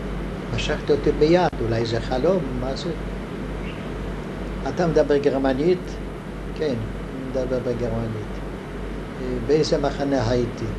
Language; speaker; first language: Hebrew; non-native, fluent; Hungarian